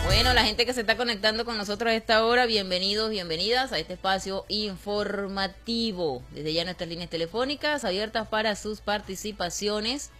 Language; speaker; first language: Spanish; native; Spanish